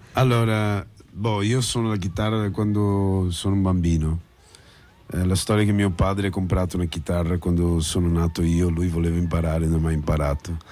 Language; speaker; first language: Italian; non-native, fluent; Portuguese